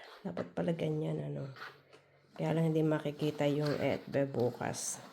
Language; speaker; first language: Filipino; native; Filipino